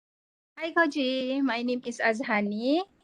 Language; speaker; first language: English; non-native, local second language; Malay